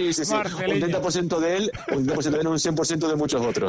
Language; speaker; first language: Spanish; native; Spanish